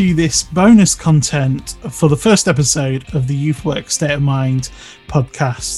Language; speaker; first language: English; native; English